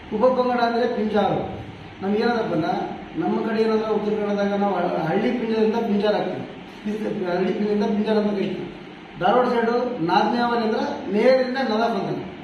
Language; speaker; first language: Kannada; native; Kannada